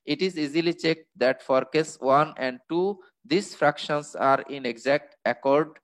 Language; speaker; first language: English; non-native, local second language; Bangla